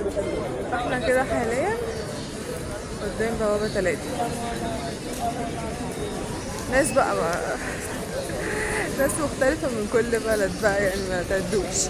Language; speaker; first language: Arabic; native; Arabic